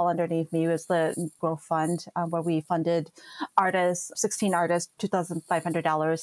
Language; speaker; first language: English; native; English